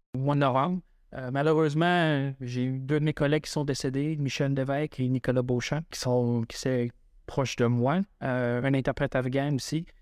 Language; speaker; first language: French; native; French